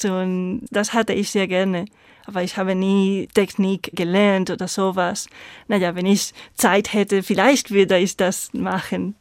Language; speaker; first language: German; non-native, fluent; Spanish